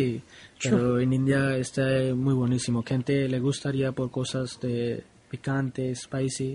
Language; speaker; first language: Spanish; non-native, learner; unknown